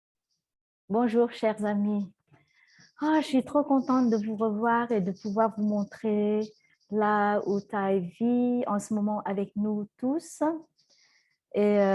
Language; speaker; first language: French; non-native, fluent; Vietnamese